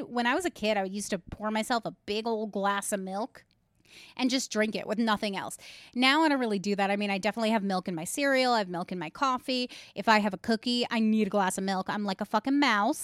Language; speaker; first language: English; native; English